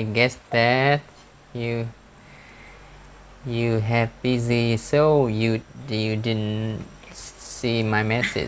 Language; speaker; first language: English; non-native, fluent; Vietnamese